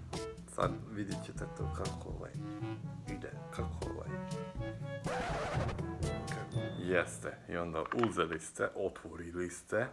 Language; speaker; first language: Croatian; non-native, local second language; Hungarian